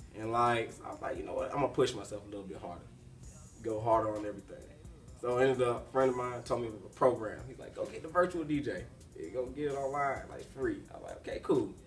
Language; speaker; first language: English; native; English